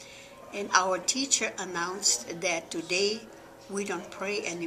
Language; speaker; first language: English; non-native, fluent; German